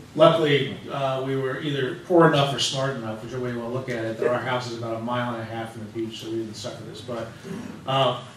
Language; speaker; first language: English; native; English